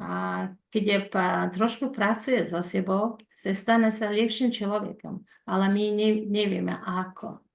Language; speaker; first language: Slovak; non-native, fluent; Mongolian